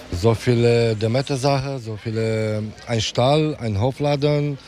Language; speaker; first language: German; non-native, learner; Romanian